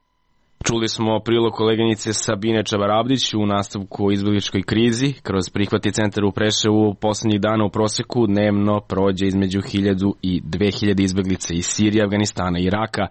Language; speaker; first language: Serbian; native; Serbian